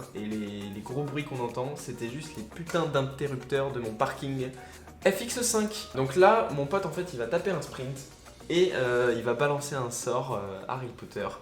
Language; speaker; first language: French; native; French